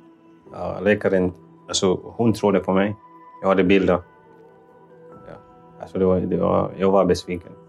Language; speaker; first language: Swedish; non-native, fluent; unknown